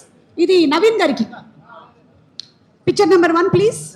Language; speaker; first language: Telugu; native; Telugu